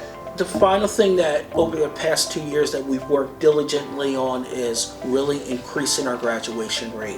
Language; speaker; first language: English; native; English